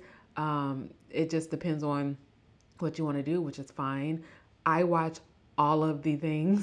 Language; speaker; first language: English; native; English